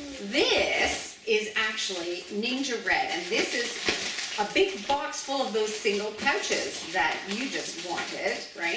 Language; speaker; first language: English; native; English